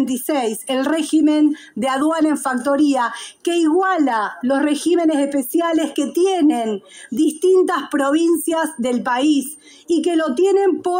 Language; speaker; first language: Spanish; native; Spanish